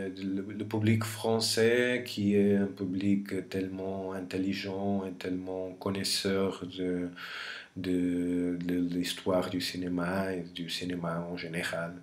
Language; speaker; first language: French; non-native, fluent; Portuguese